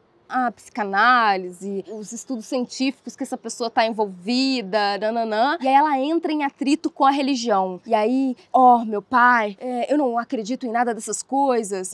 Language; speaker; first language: Portuguese; native; Portuguese